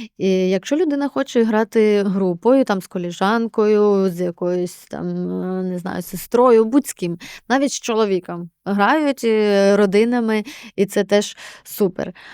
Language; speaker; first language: Ukrainian; native; Ukrainian